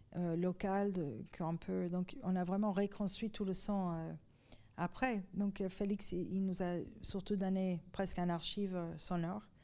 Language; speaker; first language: French; non-native, fluent; Persian